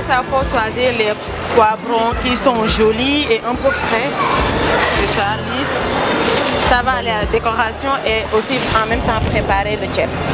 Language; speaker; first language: French; non-native, local second language; Wolof